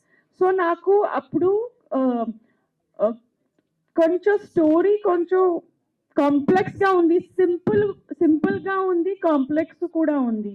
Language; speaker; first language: Telugu; non-native, fluent; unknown